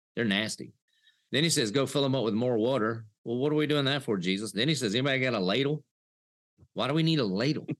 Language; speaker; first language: English; native; English